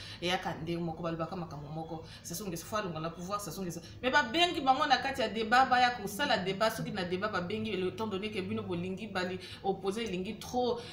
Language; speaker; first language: Lingala; native; Lingala